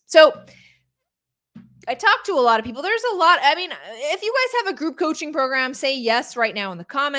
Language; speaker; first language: English; native; English